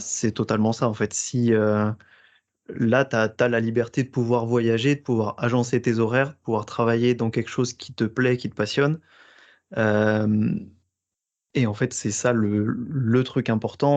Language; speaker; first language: French; native; French